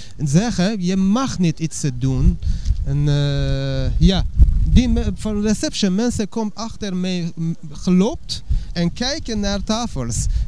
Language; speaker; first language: Dutch; non-native, learner; Persian